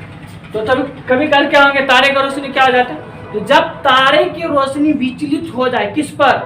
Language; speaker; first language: Hindi; native; Hindi